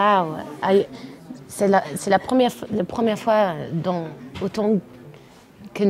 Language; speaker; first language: French; non-native, learner; English